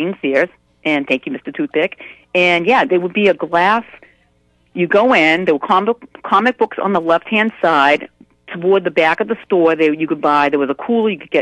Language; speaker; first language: English; native; English